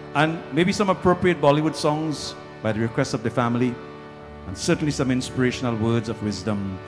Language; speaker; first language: English; native; English